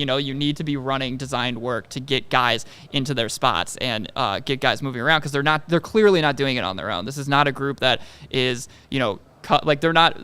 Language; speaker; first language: English; native; English